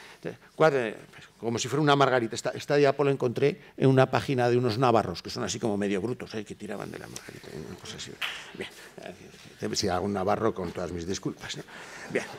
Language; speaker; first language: Spanish; native; Spanish